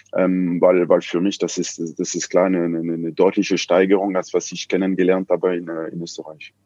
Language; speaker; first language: German; non-native, fluent; French